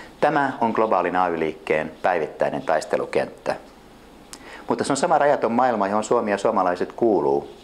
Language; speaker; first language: Finnish; native; Finnish